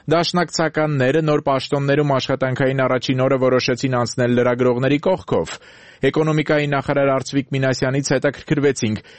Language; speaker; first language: Armenian; native; Armenian